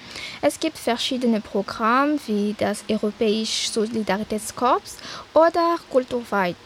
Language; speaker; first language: German; non-native, fluent; Malagasy